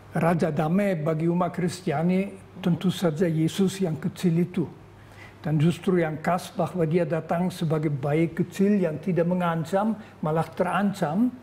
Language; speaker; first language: Indonesian; non-native, fluent; German